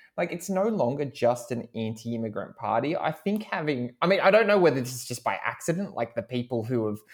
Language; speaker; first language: English; native; English